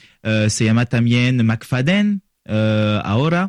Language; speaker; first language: Spanish; non-native, learner; French